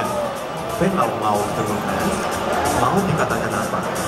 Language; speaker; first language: Japanese; native; Japanese